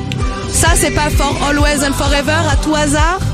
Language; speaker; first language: French; native; French